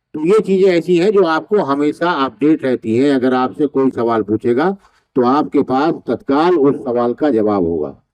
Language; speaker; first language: Hindi; native; Hindi